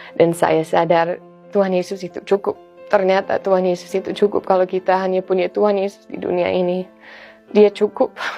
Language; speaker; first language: Indonesian; non-native, fluent; English